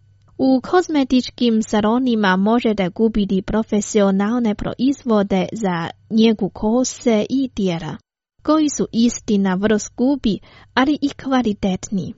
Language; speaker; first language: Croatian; non-native, fluent; Chinese